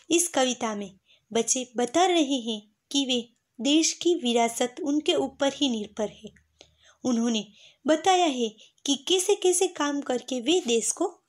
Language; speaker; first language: Hindi; non-native, local second language; Gujarati